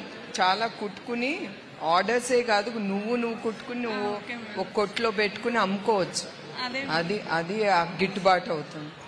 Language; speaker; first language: Telugu; native; Telugu